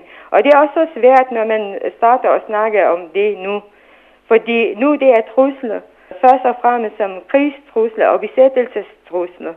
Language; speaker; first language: Danish; non-native, fluent; Arabic